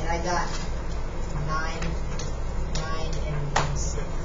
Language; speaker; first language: English; native; English